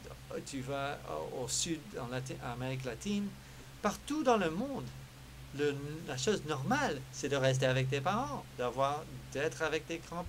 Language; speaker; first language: French; early bilingual, heritage; French